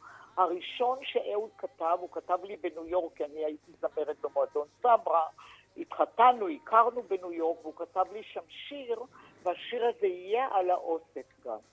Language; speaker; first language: Hebrew; native; Hebrew